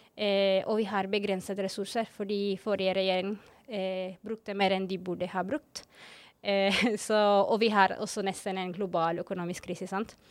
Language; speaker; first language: Norwegian; non-native, fluent; Spanish